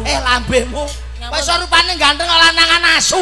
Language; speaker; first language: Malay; non-native, local second language; Javanese